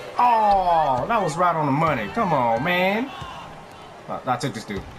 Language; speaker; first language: English; native; English